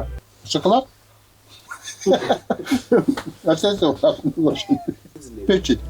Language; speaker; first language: Russian; non-native, local second language; Yakut